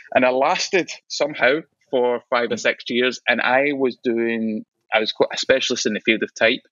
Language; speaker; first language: English; native; English